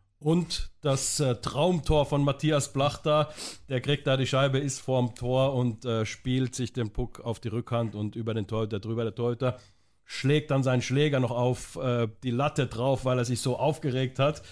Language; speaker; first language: German; native; German